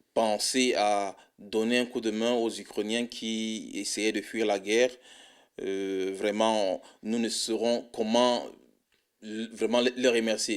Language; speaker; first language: French; non-native, fluent; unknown